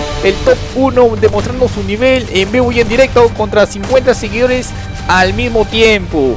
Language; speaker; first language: Spanish; native; Spanish